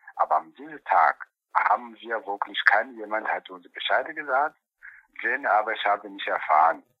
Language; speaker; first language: German; non-native, learner; Portuguese